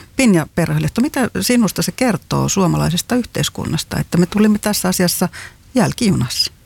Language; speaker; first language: Finnish; native; Finnish